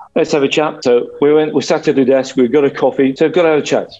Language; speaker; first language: English; native; English